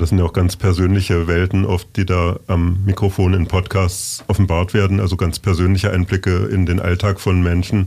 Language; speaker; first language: German; native; German